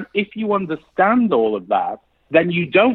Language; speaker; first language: English; native; English